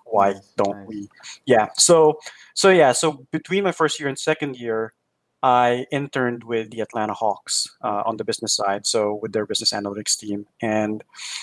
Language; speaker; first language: English; non-native, local second language; Filipino